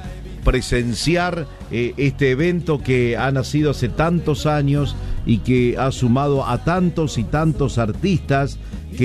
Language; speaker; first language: Spanish; native; Spanish